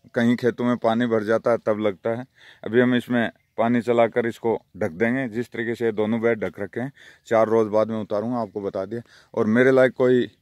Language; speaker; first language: Hindi; native; Hindi